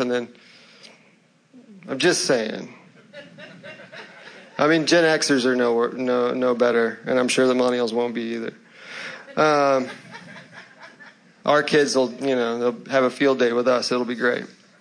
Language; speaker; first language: English; native; English